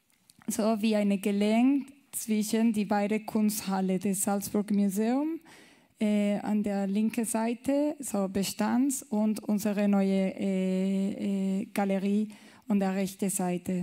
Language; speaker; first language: German; non-native, learner; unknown